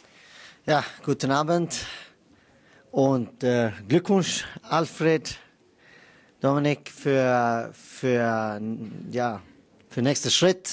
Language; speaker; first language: German; non-native, fluent; Swedish